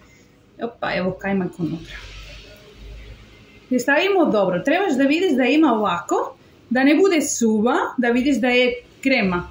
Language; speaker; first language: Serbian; non-native, learner; Spanish